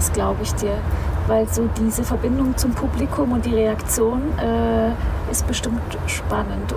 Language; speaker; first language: German; native; German